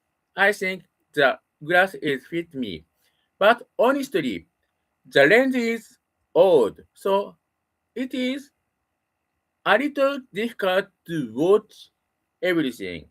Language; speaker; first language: English; non-native, learner; Japanese